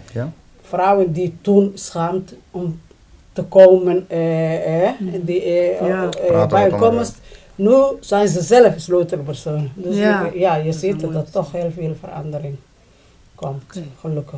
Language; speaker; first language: Dutch; non-native, learner; Somali